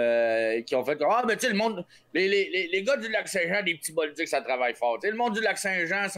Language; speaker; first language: French; native; French